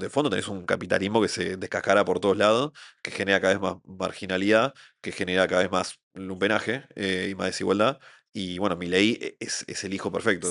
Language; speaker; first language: Spanish; native; Spanish